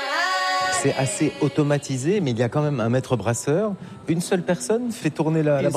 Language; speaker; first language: French; native; French